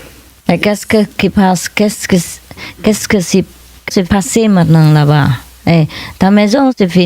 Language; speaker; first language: French; non-native, fluent; Vietnamese